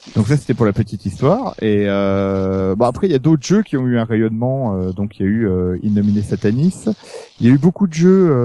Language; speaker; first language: French; native; French